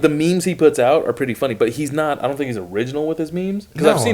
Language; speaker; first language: English; native; English